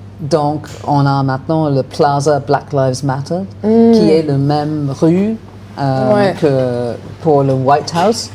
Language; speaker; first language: French; non-native, learner; English